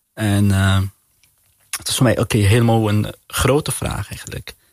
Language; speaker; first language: Dutch; non-native, learner; Arabic